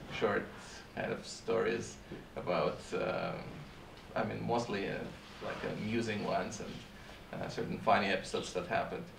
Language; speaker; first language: English; non-native, fluent; Russian